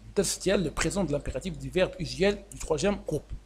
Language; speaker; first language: French; non-native, local second language; Arabic